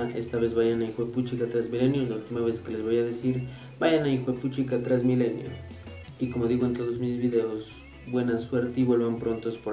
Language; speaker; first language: Spanish; native; Spanish